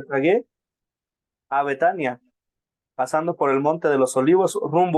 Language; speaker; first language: Spanish; native; Spanish